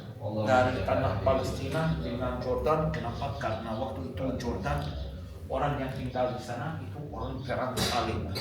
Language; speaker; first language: Indonesian; non-native, fluent; Arabic